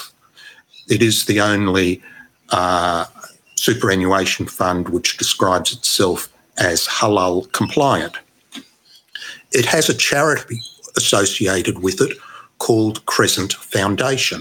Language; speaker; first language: English; native; English